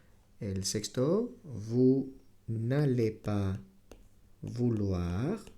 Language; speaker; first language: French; non-native, fluent; Spanish